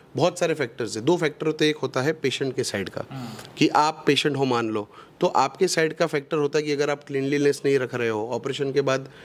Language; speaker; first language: Hindi; non-native, local second language; Gujarati